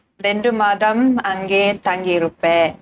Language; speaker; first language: Tamil; non-native, learner; Japanese